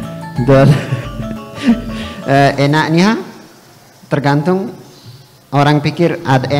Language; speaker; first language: Indonesian; non-native, learner; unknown